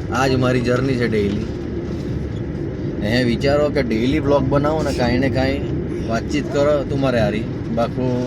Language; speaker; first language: Gujarati; non-native, local second language; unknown